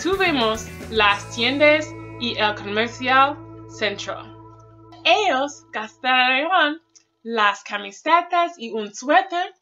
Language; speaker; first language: Spanish; non-native, learner; English